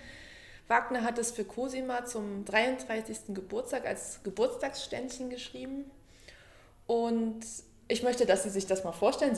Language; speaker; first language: German; native; German